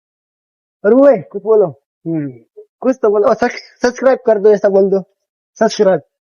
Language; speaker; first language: Hindi; non-native, local second language; Gujarati